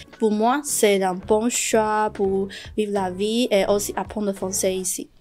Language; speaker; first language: French; non-native, learner; Chinese